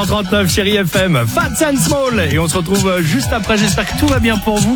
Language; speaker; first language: French; native; French